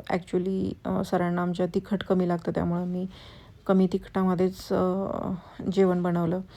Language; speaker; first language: Marathi; native; Marathi